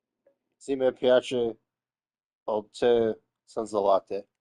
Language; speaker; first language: Italian; non-native, learner; English